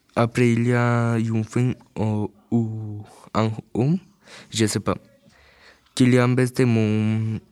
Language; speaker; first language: French; non-native, learner; Spanish